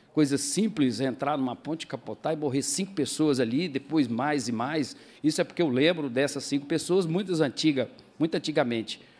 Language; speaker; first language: Portuguese; native; Portuguese